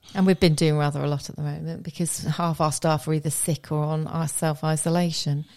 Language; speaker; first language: English; native; English